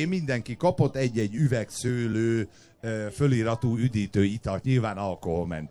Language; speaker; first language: Hungarian; native; Hungarian